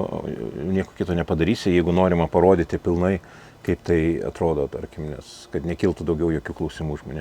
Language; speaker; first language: Lithuanian; native; Lithuanian